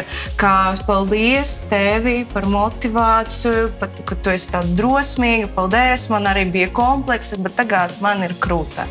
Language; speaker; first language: Latvian; non-native, local second language; Russian